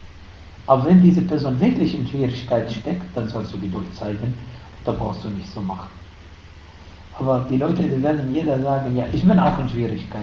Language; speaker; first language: German; non-native, fluent; Arabic